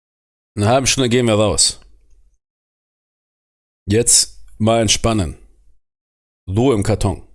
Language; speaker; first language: German; native; German